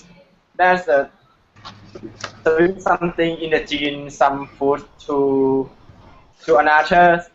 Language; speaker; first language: English; non-native, learner; Thai